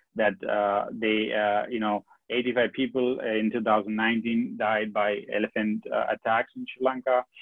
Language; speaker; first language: English; non-native, local second language; Tamil